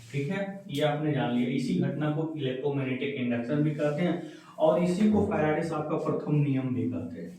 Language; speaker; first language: Hindi; native; Hindi